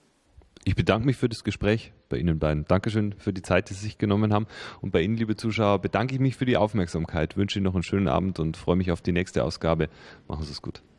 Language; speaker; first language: German; native; German